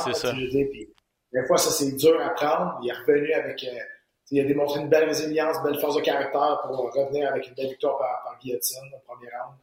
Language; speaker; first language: French; native; French